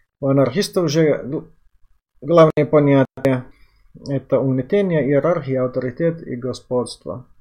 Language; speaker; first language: Russian; non-native, fluent; Finnish